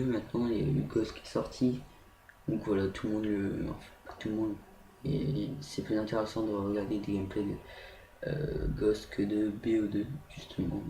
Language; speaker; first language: French; native; French